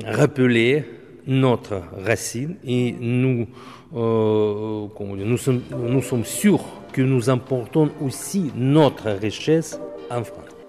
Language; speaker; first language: French; non-native, fluent; Russian